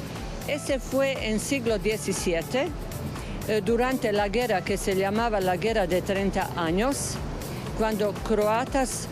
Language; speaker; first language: Spanish; non-native, fluent; Croatian